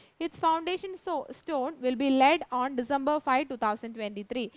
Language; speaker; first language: English; non-native, local second language; Malayalam